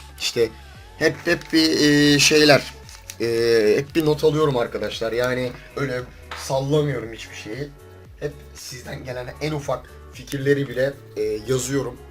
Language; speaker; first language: Turkish; native; Turkish